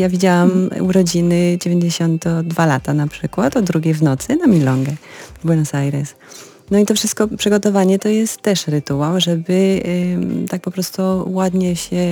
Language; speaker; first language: Polish; non-native, fluent; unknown